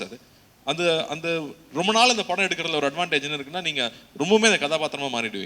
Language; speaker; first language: Tamil; native; Tamil